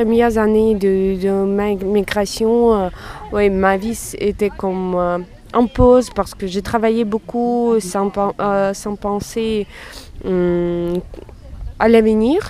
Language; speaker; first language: French; non-native, fluent; Russian